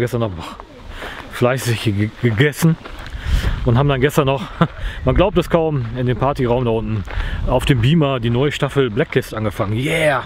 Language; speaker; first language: German; native; German